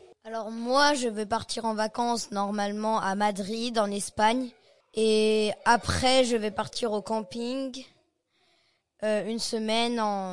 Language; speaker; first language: French; native; French